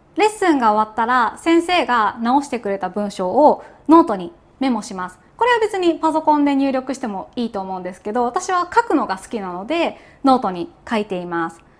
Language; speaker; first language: Japanese; native; Japanese